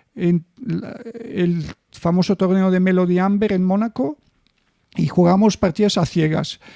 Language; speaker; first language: Spanish; non-native, fluent; Bulgarian